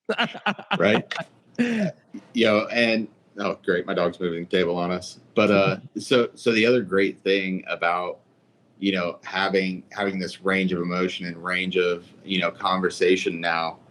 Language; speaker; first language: English; native; English